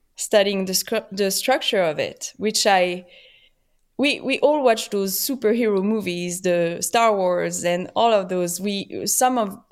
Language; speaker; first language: English; non-native, fluent; French